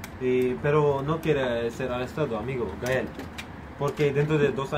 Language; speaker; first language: Spanish; non-native, learner; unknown